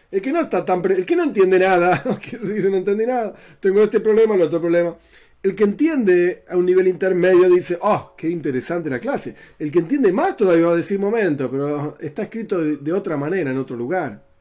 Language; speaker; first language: Spanish; native; Spanish